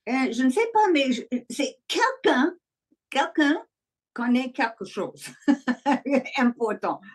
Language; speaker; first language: French; non-native, learner; English